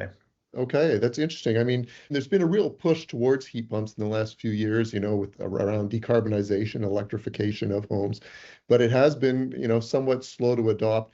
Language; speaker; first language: English; native; English